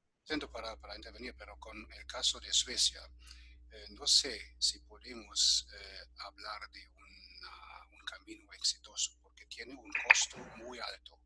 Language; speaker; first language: Spanish; non-native, fluent; German